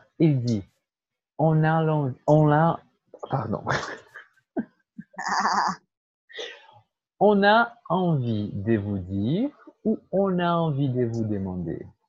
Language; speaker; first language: French; non-native, fluent; Portuguese